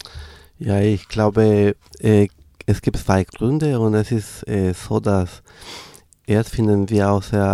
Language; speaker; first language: German; non-native, fluent; Spanish